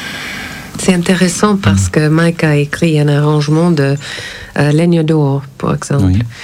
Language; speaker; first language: French; non-native, fluent; English